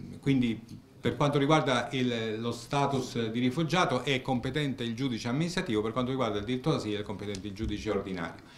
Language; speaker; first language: Italian; native; Italian